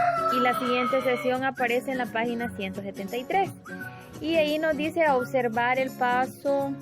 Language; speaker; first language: Spanish; native; Spanish